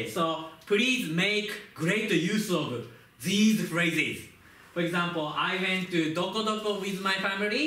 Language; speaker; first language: English; non-native, fluent; Japanese